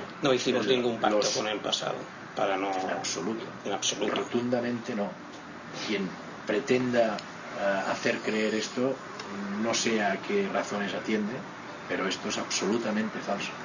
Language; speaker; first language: Catalan; native; Catalan